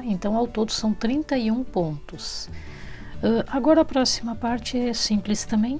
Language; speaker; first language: Portuguese; native; Portuguese